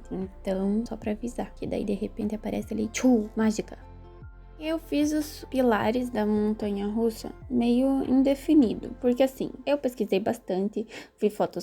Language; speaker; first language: Portuguese; native; Portuguese